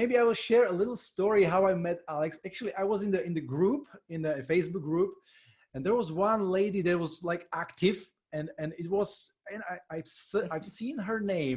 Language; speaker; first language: English; non-native, fluent; Slovak